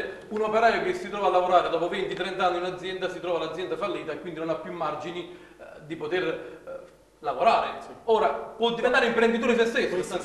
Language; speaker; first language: Italian; native; Italian